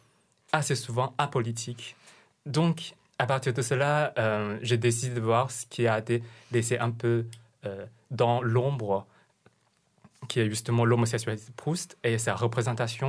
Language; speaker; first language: French; non-native, fluent; Chinese